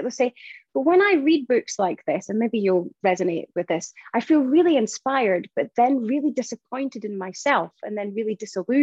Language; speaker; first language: English; native; English